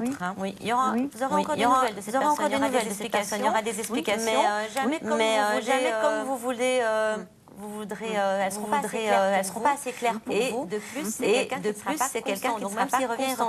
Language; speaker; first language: French; native; French